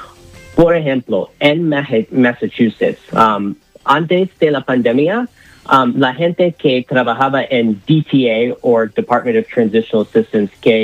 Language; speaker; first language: Spanish; non-native, learner; English